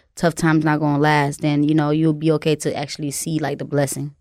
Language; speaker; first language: English; early bilingual, other home language; Haitian Creole